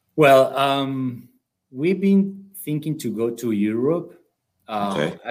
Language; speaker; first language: English; non-native, fluent; Spanish